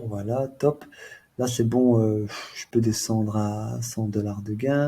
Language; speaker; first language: French; native; French